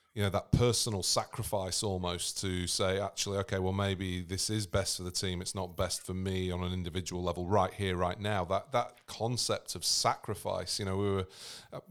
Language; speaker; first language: English; native; English